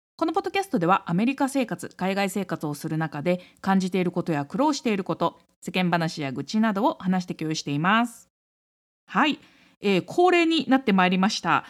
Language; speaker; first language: Japanese; native; Japanese